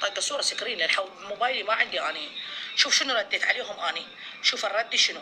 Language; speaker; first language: Arabic; native; Arabic